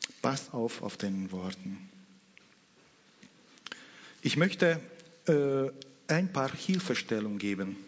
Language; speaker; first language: German; non-native, fluent; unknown